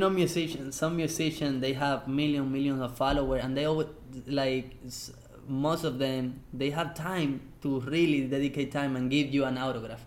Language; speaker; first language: English; non-native, fluent; Spanish